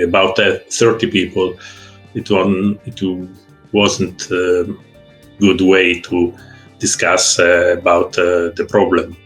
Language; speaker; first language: English; non-native, learner; Italian